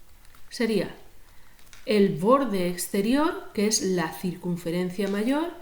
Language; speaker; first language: Spanish; native; Spanish